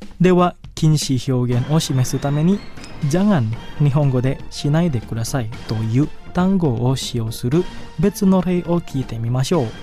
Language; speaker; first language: Japanese; non-native, fluent; Indonesian